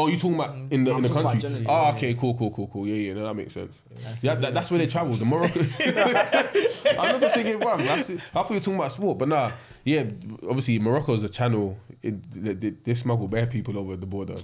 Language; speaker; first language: English; native; English